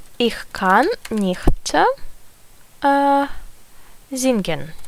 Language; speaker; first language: German; non-native, learner; Ukrainian